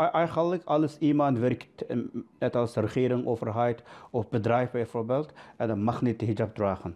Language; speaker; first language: Dutch; non-native, learner; Uyghur